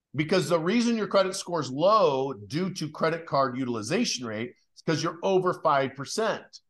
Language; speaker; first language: English; native; English